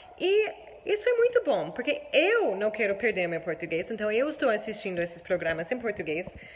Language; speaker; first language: Portuguese; non-native, fluent; English